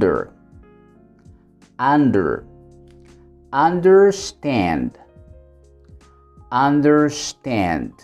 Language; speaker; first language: English; non-native, fluent; Spanish